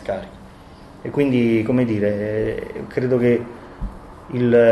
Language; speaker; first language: Italian; native; Italian